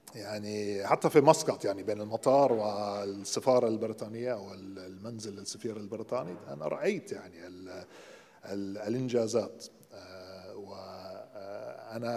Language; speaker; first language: Arabic; non-native, fluent; English